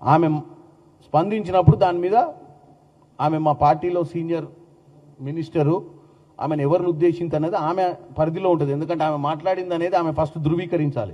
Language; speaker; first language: Telugu; native; Telugu